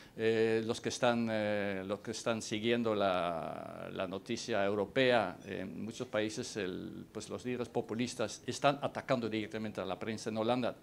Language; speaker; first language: Spanish; non-native, fluent; Dutch